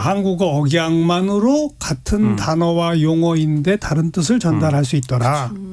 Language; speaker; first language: Korean; native; Korean